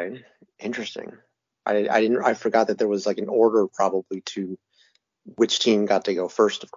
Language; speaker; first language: English; native; English